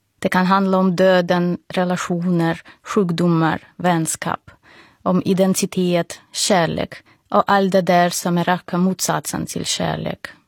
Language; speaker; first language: Swedish; non-native, fluent; Russian